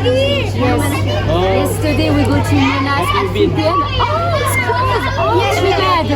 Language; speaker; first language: English; non-native, learner; French